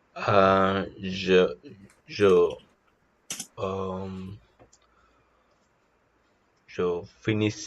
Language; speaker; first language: French; non-native, learner; Telugu